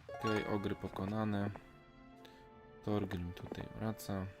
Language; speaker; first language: Polish; native; Polish